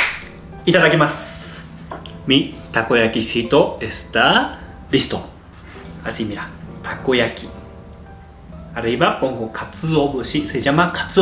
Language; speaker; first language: Spanish; non-native, learner; Japanese